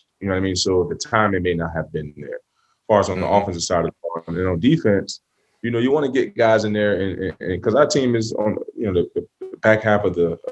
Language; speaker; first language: English; native; English